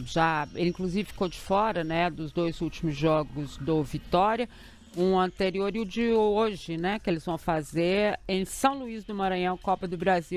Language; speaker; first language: Portuguese; native; Portuguese